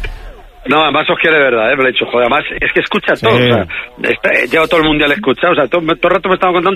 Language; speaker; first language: Spanish; native; Spanish